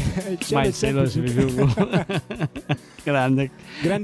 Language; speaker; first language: Italian; native; Italian